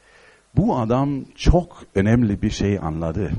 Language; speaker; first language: Turkish; non-native, fluent; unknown